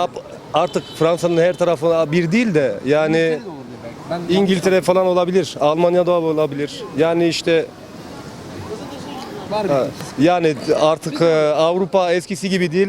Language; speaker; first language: Turkish; early bilingual, heritage; Turkish